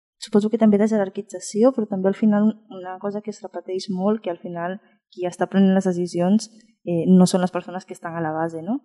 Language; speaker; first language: Catalan; non-native, fluent; Spanish